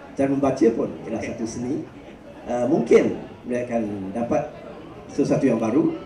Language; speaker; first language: Malay; native; Malay